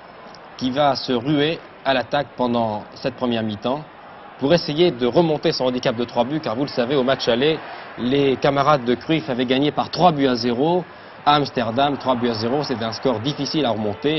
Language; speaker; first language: French; native; French